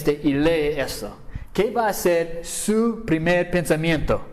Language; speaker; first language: Spanish; non-native, fluent; English